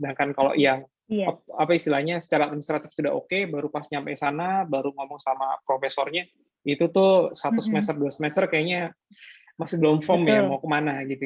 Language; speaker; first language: Indonesian; native; Indonesian